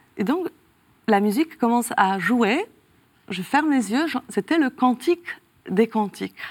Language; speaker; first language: French; non-native, fluent; Polish